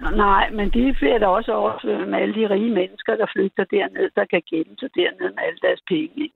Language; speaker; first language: Danish; native; Danish